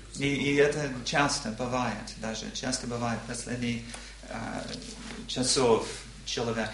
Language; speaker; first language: Russian; non-native, learner; English